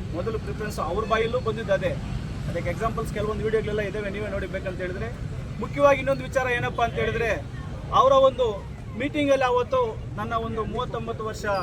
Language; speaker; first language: Kannada; non-native, local second language; Telugu